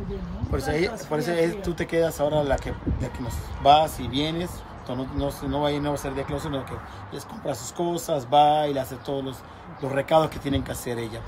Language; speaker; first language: Spanish; non-native, fluent; Arabic